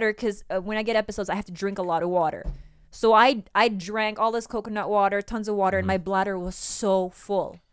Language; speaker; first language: English; non-native, local second language; Cebuano